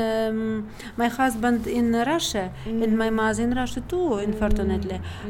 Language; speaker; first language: English; non-native, learner; Russian